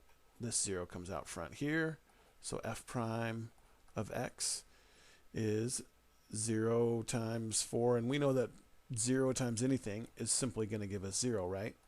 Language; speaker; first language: English; native; English